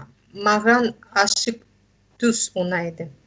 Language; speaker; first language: Kazakh; non-native, learner; Russian